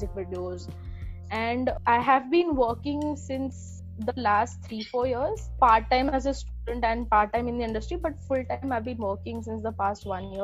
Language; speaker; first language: English; non-native, local second language; Hindi